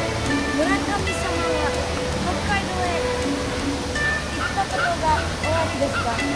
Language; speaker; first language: Japanese; non-native, learner; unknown